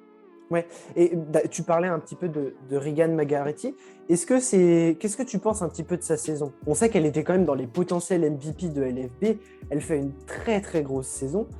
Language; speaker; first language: French; native; French